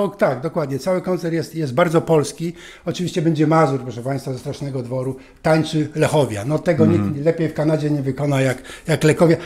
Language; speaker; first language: Polish; native; Polish